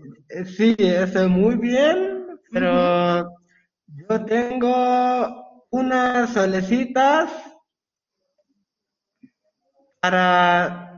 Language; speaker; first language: Spanish; non-native, learner; Bangla